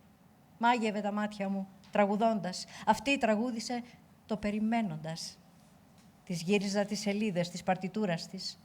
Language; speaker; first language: Greek; native; Greek